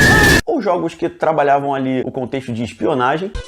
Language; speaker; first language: Portuguese; native; Portuguese